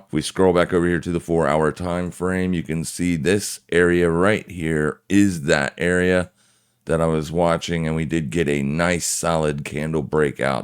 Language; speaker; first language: English; native; English